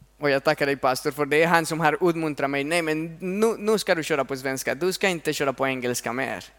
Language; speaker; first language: Swedish; non-native, fluent; Spanish